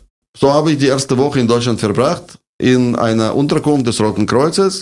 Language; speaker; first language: German; non-native, fluent; Russian